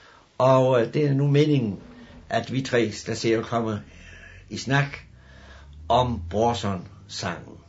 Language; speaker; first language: Danish; native; Danish